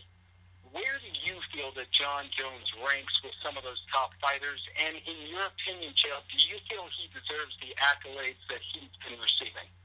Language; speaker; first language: English; native; English